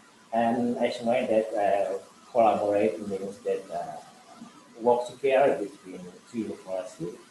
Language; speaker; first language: English; non-native, learner; Indonesian